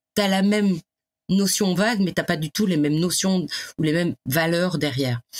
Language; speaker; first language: French; native; French